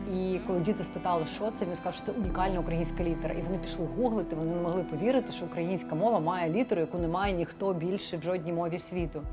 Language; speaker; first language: Ukrainian; non-native, local second language; Russian